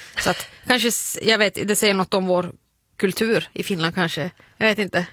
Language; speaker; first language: Swedish; native; Swedish